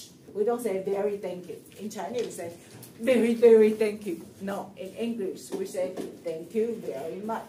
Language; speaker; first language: English; non-native, fluent; Chinese